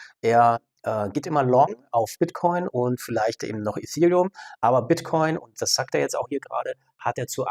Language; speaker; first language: German; native; German